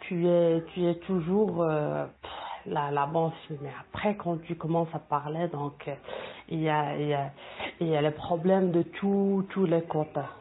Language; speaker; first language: French; non-native, local second language; Arabic